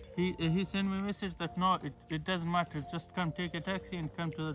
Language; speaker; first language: English; non-native, fluent; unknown